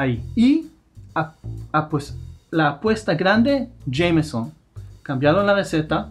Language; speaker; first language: Spanish; non-native, fluent; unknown